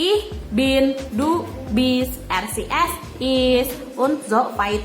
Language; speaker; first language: German; non-native, learner; Indonesian